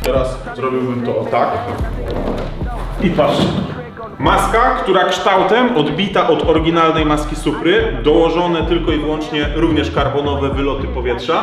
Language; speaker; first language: Polish; native; Polish